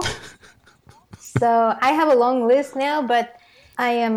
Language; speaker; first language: English; non-native, fluent; Japanese